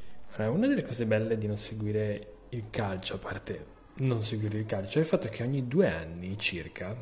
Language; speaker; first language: Italian; native; Italian